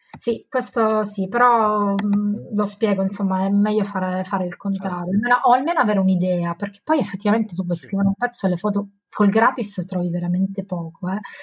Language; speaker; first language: Italian; native; Italian